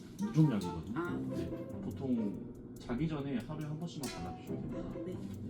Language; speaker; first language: Korean; native; Korean